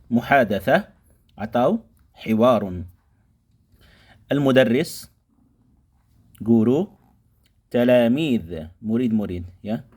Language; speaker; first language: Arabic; non-native, fluent; Indonesian